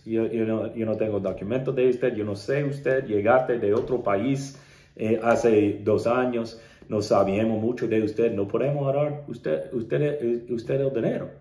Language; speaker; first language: Spanish; non-native, learner; English